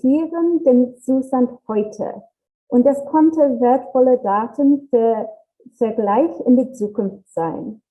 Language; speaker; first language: German; non-native, learner; English